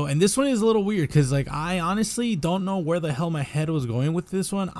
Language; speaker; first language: English; native; English